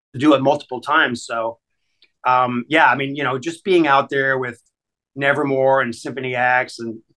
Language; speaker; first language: English; native; English